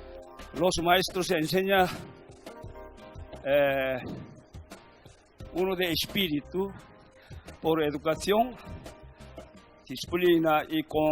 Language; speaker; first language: Spanish; non-native, learner; Korean